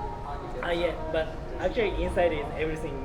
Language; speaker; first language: English; non-native, learner; Japanese